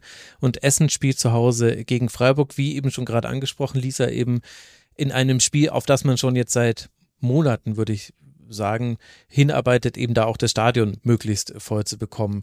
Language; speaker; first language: German; native; German